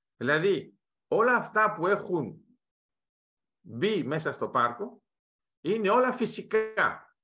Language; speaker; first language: Greek; early bilingual, heritage; Greek